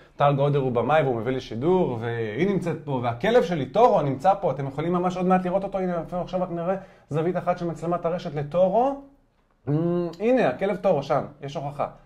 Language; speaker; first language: Hebrew; native; Hebrew